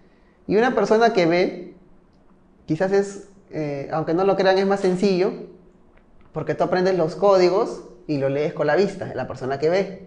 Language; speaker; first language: Spanish; native; Spanish